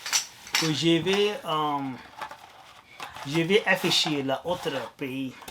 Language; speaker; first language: French; non-native, learner; Arabic